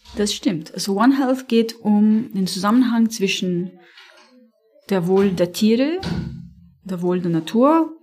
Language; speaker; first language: German; non-native, fluent; Arabic